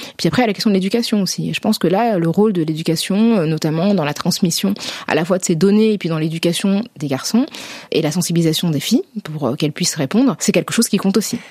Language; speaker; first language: French; native; French